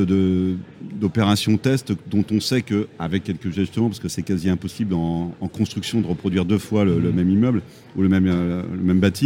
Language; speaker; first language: French; native; French